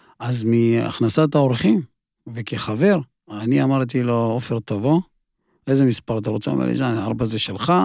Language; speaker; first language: Hebrew; non-native, fluent; Russian